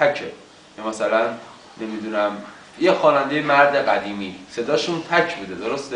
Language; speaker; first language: Persian; native; Persian